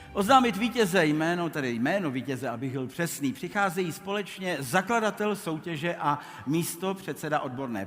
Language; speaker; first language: Czech; native; Czech